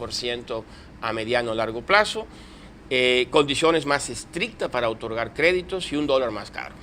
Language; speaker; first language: Spanish; native; Spanish